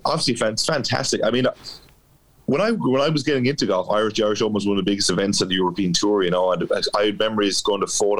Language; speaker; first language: English; native; English